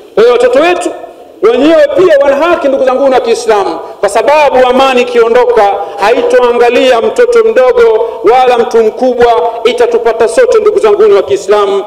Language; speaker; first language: Swahili; native; Swahili